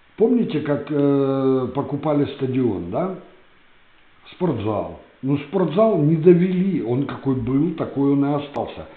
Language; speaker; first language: Russian; native; Russian